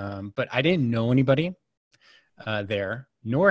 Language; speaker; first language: English; native; English